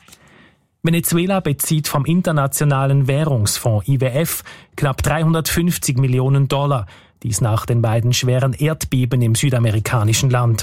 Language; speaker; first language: German; native; German